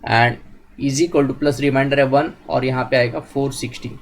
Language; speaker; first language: Hindi; non-native, local second language; Marathi